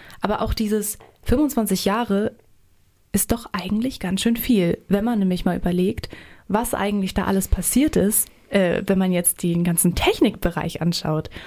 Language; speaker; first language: German; native; German